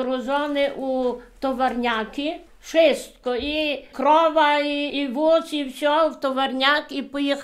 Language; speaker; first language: Polish; early bilingual, heritage; Polish